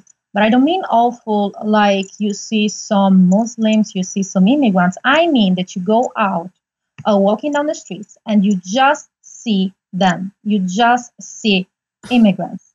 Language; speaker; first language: English; non-native, fluent; Italian